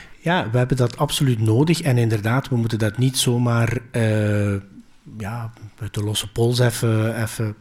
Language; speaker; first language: Dutch; early bilingual, other home language; Greek